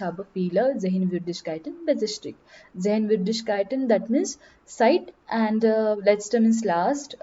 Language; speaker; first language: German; non-native, learner; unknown